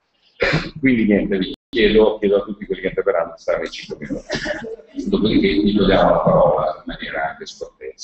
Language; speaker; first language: Italian; native; Italian